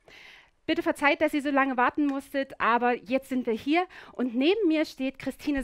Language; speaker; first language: German; native; German